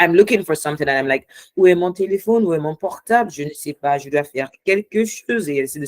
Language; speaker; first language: French; non-native, fluent; English